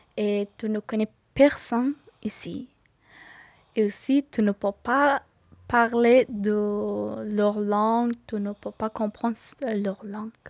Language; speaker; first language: French; non-native, learner; Persian